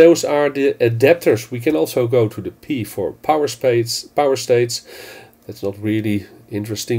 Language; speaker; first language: English; non-native, fluent; Dutch